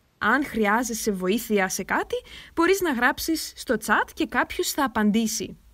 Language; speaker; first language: Greek; native; Greek